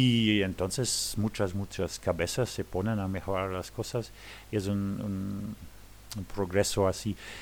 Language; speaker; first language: Spanish; non-native, fluent; Luxembourgish